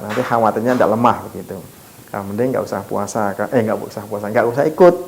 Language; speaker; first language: Indonesian; non-native, local second language; Javanese